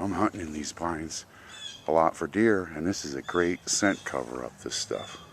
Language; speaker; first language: English; native; English